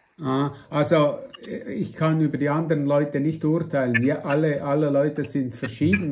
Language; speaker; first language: German; non-native, fluent; Russian